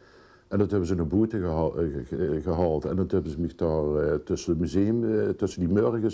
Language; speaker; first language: Dutch; native; Dutch